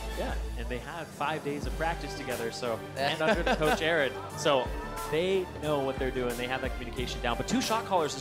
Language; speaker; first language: English; native; English